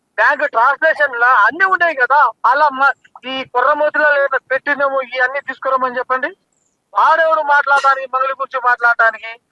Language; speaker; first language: Telugu; non-native, local second language; Lambadi